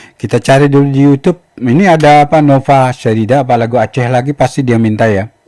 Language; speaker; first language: Indonesian; native; Indonesian